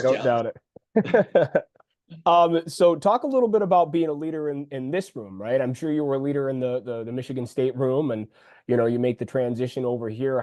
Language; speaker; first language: English; native; English